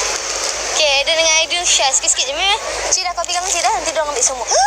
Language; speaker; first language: Indonesian; non-native, local second language; Malay